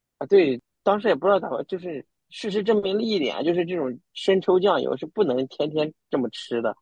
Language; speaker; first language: Chinese; native; Chinese